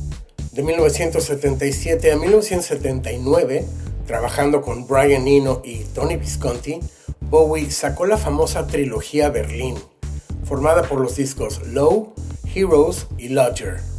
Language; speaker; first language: Spanish; native; Spanish